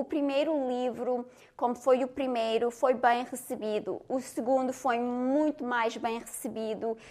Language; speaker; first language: Portuguese; early bilingual, heritage; Portuguese